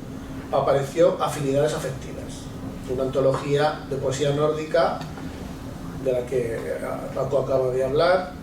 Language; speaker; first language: Spanish; native; Spanish